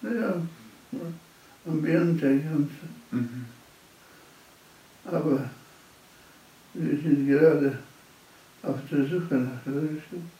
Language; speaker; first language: German; non-native, fluent; Polish